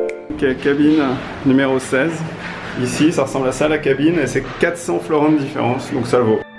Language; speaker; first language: French; native; French